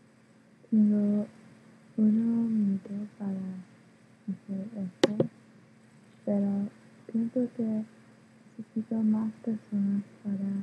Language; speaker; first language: Spanish; non-native, learner; English